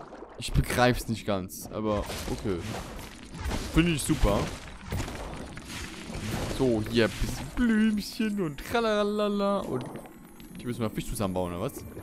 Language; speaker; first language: German; native; German